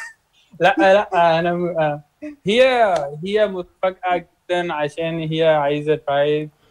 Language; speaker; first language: Arabic; non-native, learner; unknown